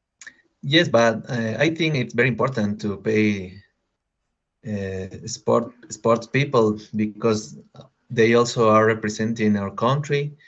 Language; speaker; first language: English; non-native, learner; Spanish